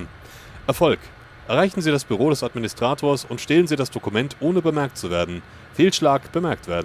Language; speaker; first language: German; native; German